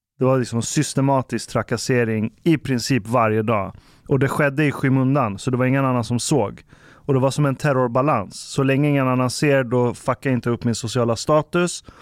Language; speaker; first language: Swedish; early bilingual, other home language; Persian